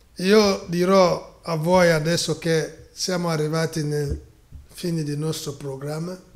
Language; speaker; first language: Italian; non-native, fluent; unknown